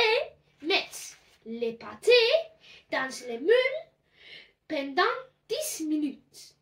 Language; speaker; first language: French; non-native, learner; Spanish